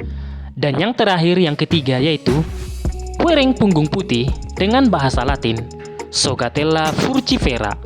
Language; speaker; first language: Indonesian; native; Indonesian